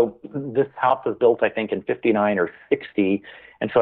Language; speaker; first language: English; native; English